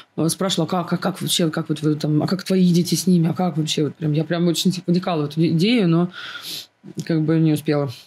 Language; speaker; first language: Russian; native; Russian